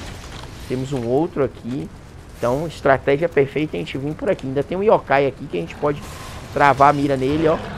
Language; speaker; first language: Portuguese; native; Portuguese